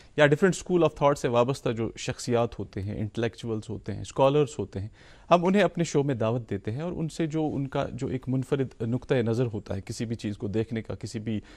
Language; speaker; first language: Hindi; non-native, local second language; Kashmiri